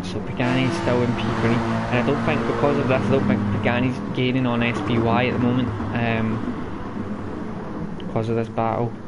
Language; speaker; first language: English; native; English